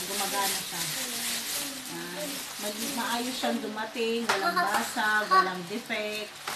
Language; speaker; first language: Filipino; native; Filipino